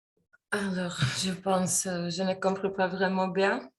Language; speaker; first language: French; non-native, learner; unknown